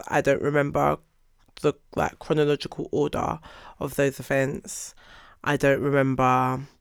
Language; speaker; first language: English; early bilingual, other home language; Yoruba